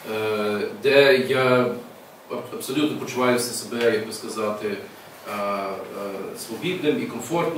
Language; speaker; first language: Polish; non-native, learner; Ukrainian